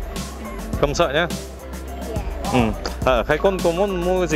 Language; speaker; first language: Vietnamese; non-native, learner; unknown